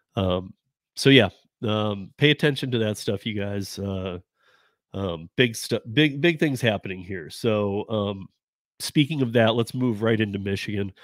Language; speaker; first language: English; native; English